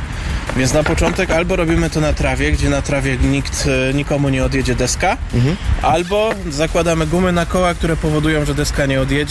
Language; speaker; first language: Polish; native; Polish